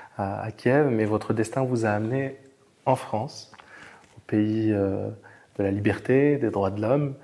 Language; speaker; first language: French; native; French